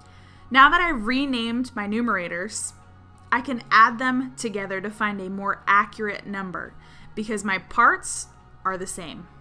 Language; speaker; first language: English; native; English